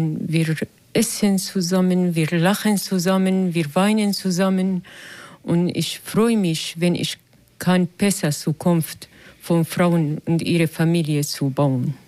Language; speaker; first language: German; non-native, learner; Arabic